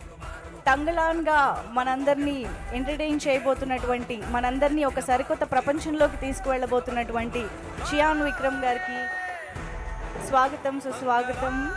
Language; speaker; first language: Telugu; native; Telugu